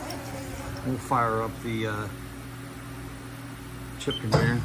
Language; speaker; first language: English; native; English